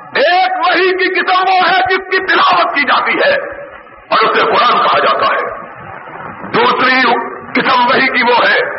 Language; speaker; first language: Urdu; non-native, local second language; Punjabi